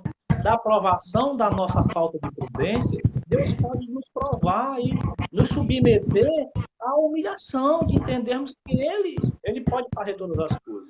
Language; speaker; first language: Portuguese; native; Portuguese